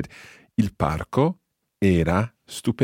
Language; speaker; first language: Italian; non-native, fluent; English